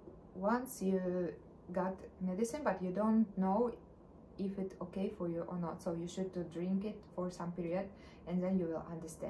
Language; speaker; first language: English; non-native, learner; Russian